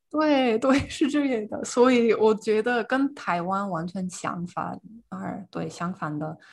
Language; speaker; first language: Chinese; non-native, fluent; English